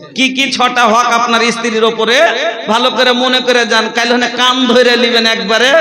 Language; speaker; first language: Bangla; non-native, local second language; Bhojpuri